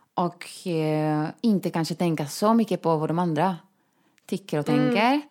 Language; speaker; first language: Swedish; non-native, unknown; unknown